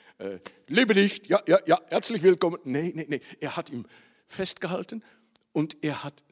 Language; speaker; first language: German; non-native, learner; Dutch